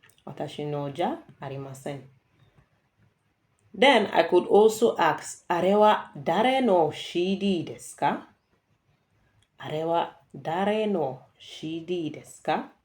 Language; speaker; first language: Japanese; non-native, fluent; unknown